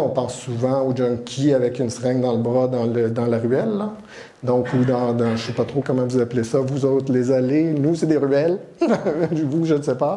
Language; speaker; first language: French; native; French